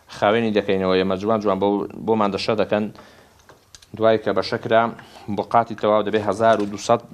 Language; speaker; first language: Central Kurdish; native; Central Kurdish